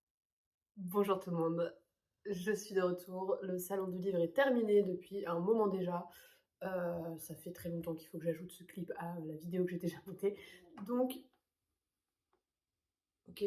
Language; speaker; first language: French; native; French